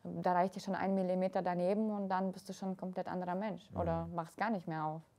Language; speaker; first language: German; early bilingual, other home language; Russian